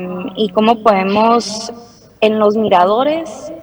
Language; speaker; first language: Spanish; early bilingual, heritage; Spanish